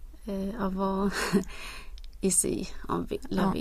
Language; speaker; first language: French; non-native, learner; Swedish